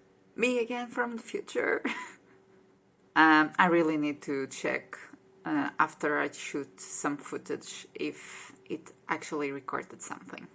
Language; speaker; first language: English; non-native, fluent; Portuguese